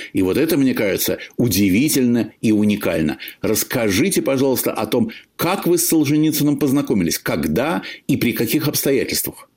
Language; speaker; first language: Russian; native; Russian